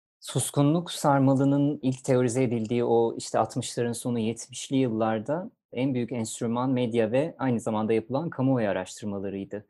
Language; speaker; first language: Turkish; native; Turkish